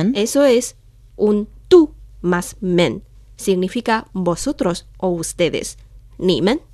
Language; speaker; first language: Spanish; non-native, fluent; Chinese